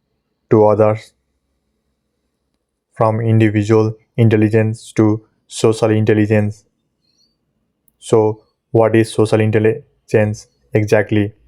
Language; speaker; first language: English; non-native, fluent; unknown